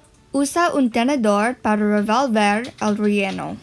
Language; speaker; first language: Spanish; non-native, learner; English